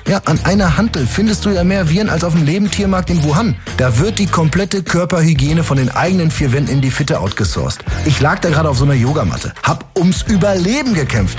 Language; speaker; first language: German; native; German